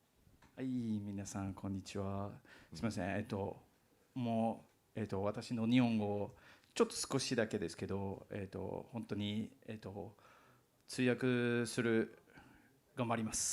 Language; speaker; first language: Japanese; non-native, learner; English